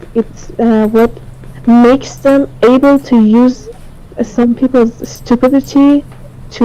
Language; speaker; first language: English; non-native, fluent; Persian